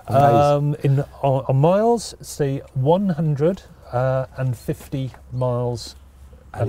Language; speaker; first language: French; non-native, learner; English